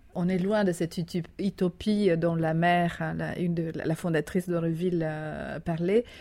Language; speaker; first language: French; non-native, fluent; Italian